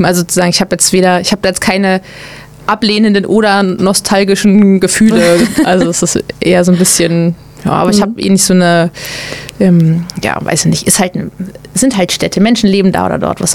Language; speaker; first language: German; native; German